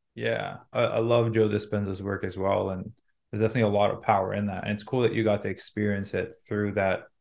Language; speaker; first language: English; non-native, fluent; French